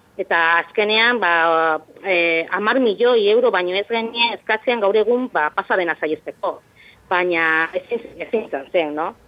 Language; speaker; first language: Basque; non-native, local second language; Spanish